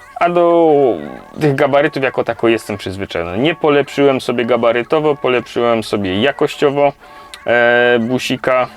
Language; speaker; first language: Polish; native; Polish